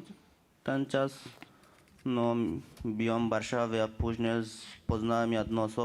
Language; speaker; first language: Polish; non-native, learner; Bangla